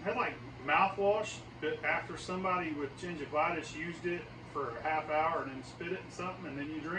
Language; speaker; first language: English; native; English